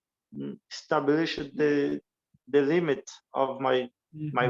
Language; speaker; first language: English; non-native, learner; Portuguese